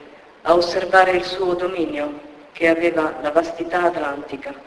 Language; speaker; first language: Italian; native; Italian